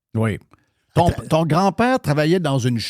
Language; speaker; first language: French; native; French